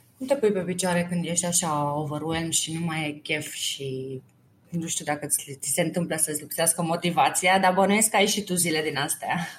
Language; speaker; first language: Romanian; native; Romanian